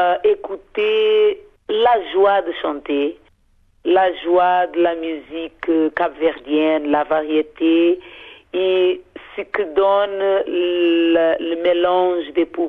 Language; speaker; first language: French; non-native, fluent; Portuguese